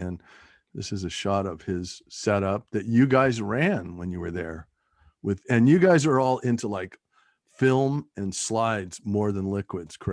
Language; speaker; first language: English; native; English